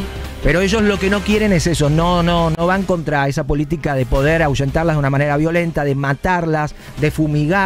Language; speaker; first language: Spanish; native; Spanish